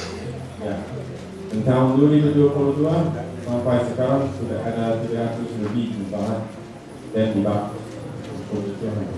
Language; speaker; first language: Indonesian; non-native, learner; English